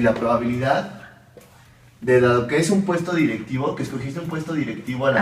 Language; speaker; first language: Spanish; native; Spanish